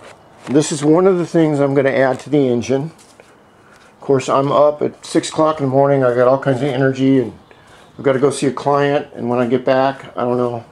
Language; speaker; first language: English; native; English